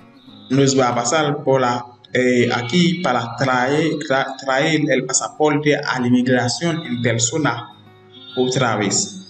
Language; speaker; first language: Spanish; non-native, learner; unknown